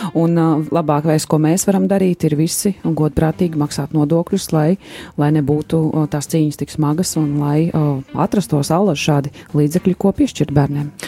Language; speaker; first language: Latvian; native; Latvian